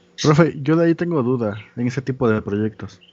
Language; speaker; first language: Spanish; native; Spanish